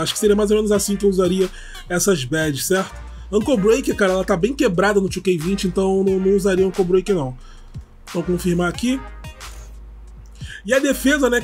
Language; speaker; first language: Portuguese; native; Portuguese